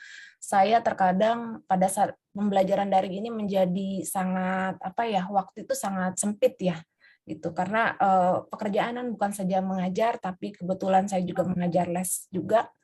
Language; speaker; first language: Indonesian; native; Indonesian